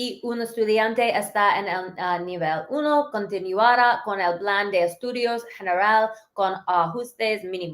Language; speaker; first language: Spanish; early bilingual, heritage; English